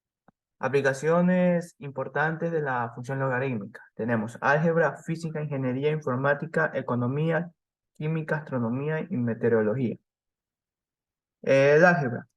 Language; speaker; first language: Spanish; native; Spanish